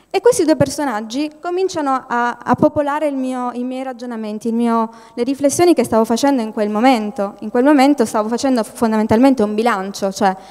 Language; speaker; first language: Italian; native; Italian